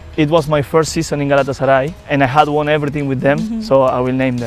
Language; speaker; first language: English; non-native, fluent; Spanish